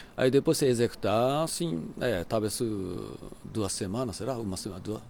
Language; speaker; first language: Portuguese; non-native, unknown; Japanese